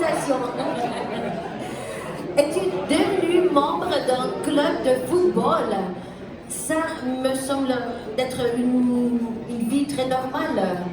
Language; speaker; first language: French; non-native, local second language; German